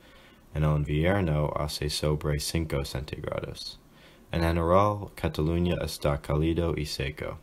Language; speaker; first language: Spanish; non-native, learner; English